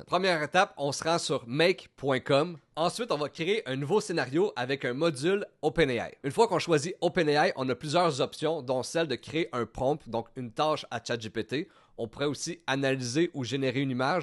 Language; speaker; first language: French; native; French